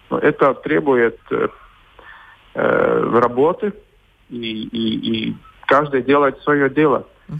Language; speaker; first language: Russian; non-native, local second language; Latvian